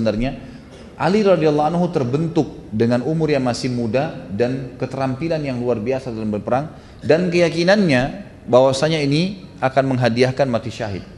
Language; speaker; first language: Indonesian; native; Indonesian